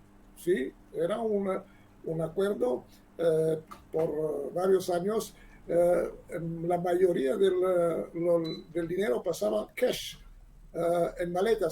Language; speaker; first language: Spanish; non-native, learner; Hebrew